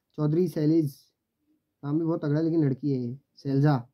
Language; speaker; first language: Hindi; native; Hindi